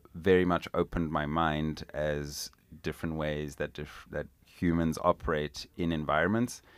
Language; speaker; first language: English; non-native, local second language; Italian